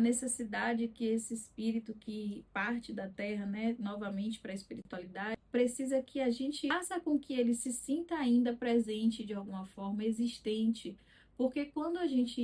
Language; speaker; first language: Portuguese; native; Portuguese